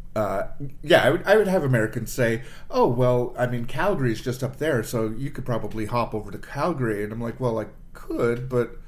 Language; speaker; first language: English; native; English